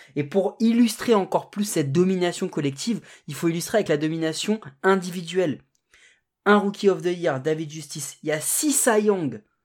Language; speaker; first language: French; native; French